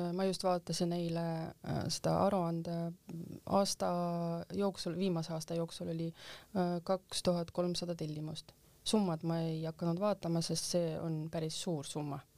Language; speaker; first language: Estonian; non-native, local second language; Russian